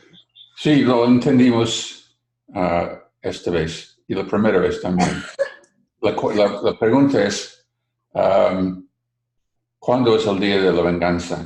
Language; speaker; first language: Spanish; non-native, fluent; English